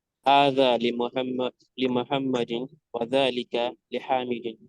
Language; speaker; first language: Arabic; non-native, learner; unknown